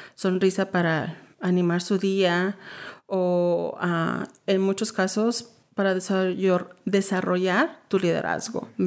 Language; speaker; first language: Spanish; early bilingual, heritage; Spanish